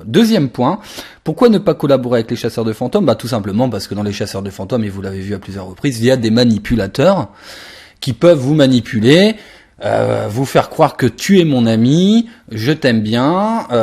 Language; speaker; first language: French; native; French